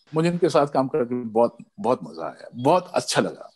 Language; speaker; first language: Hindi; early bilingual, other home language; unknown